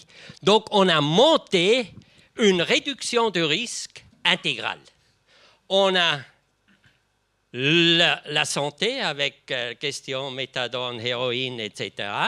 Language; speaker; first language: French; non-native, local second language; German